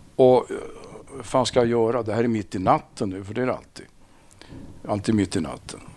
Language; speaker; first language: Swedish; native; Swedish